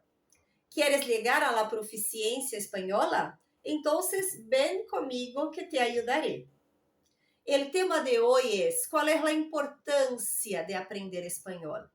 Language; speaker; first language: Spanish; non-native, fluent; Portuguese